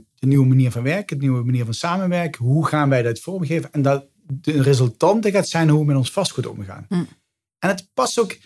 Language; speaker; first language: Dutch; native; Dutch